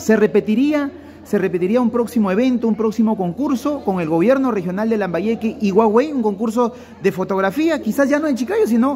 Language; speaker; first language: Spanish; native; Spanish